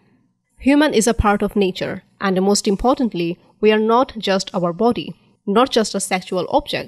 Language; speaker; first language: English; non-native, fluent; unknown